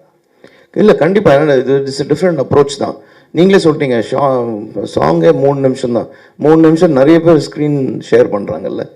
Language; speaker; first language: Tamil; native; Tamil